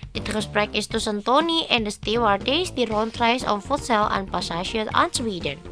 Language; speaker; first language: Dutch; non-native, fluent; Indonesian